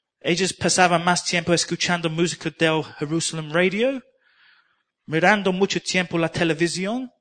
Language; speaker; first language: Spanish; non-native, learner; English